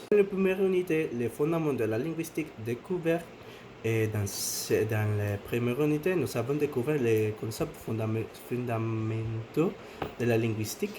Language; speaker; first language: French; non-native, learner; Spanish